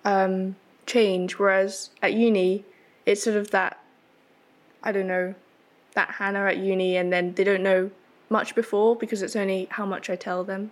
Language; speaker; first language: English; native; English